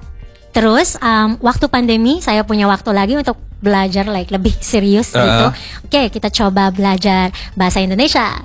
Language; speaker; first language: Indonesian; non-native, fluent; Filipino